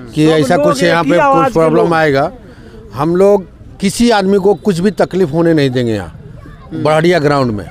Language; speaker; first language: Hindi; native; Hindi